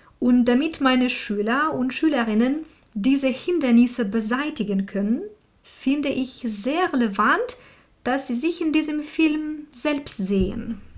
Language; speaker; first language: German; non-native, fluent; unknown